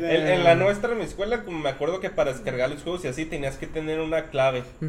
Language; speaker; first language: Spanish; native; Spanish